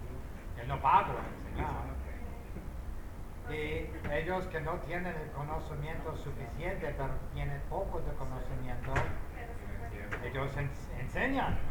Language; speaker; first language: Spanish; non-native, fluent; English